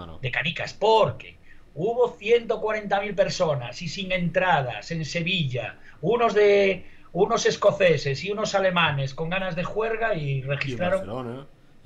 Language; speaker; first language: Spanish; native; Spanish